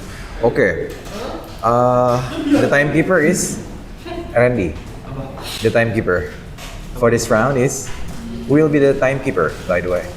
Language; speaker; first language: English; non-native, fluent; Indonesian